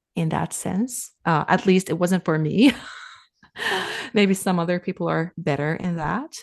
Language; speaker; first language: English; non-native, fluent; Finnish